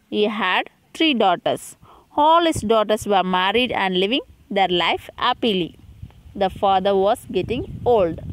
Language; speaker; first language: English; non-native, local second language; Tamil